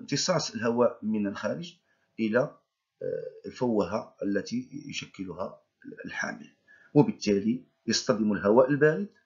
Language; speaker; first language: Arabic; native; Arabic